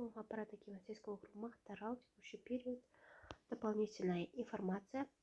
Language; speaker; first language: Russian; non-native, local second language; Kazakh